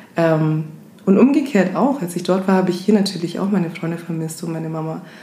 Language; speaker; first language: German; early bilingual, other home language; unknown